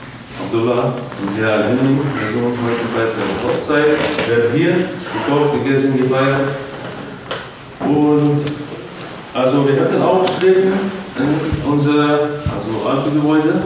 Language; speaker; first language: German; non-native, fluent; Arabic